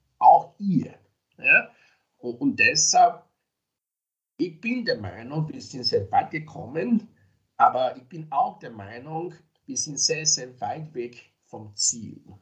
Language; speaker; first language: German; non-native, fluent; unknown